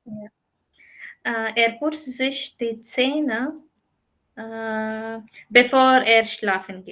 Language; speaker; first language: German; non-native, learner; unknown